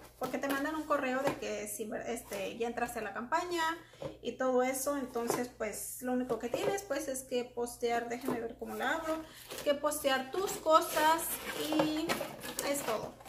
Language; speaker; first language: Spanish; native; Spanish